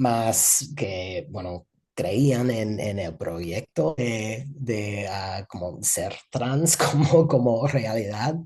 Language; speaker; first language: Spanish; non-native, fluent; English